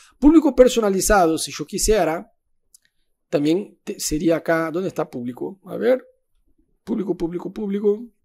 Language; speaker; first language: Spanish; non-native, fluent; Portuguese